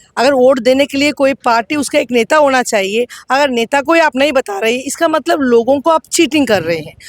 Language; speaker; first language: Hindi; non-native, local second language; Tamil